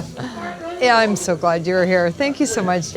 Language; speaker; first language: English; native; English